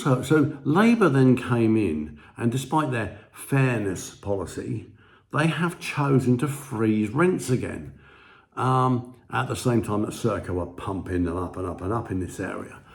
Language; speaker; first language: English; native; English